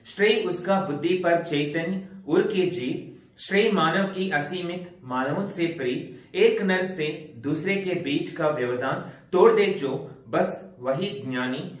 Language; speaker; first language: Hindi; non-native, local second language; Kannada